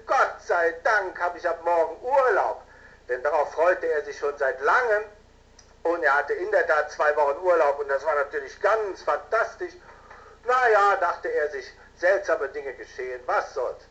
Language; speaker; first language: German; native; German